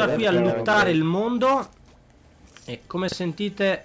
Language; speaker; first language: Italian; native; Italian